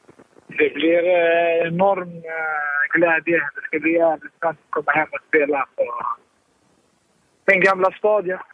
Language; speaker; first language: Swedish; early bilingual, other home language; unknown